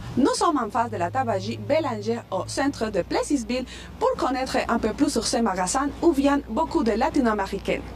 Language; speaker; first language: French; non-native, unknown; Spanish